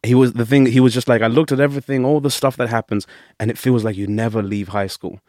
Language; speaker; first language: English; early bilingual, other home language; Shona